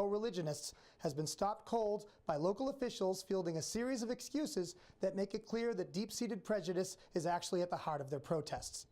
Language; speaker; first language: English; native; English